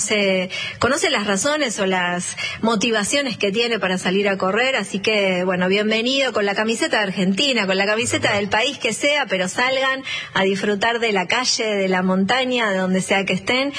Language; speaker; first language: Spanish; native; Spanish